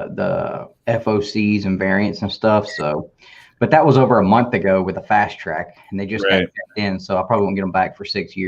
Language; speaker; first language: English; native; English